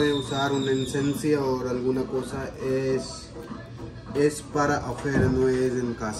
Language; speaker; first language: Spanish; non-native, learner; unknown